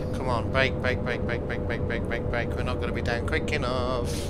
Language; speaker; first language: English; native; English